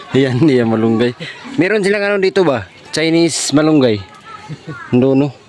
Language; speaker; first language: Filipino; non-native, local second language; Cebuano